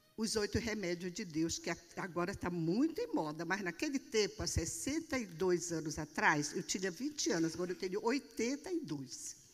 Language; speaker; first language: Portuguese; native; Portuguese